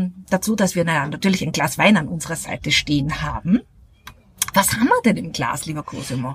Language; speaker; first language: German; native; German